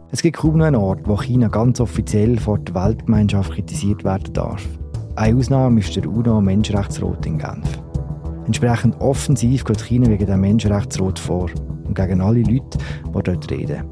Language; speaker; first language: German; native; German